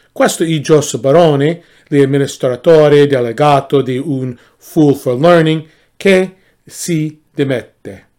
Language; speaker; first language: Italian; non-native, learner; English